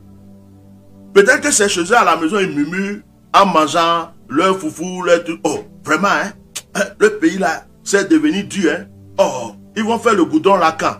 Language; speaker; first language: French; non-native, local second language; Baoulé